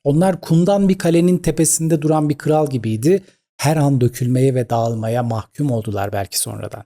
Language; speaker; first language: Turkish; native; Turkish